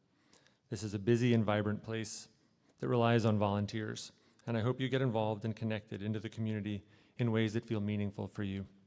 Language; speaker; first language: English; native; English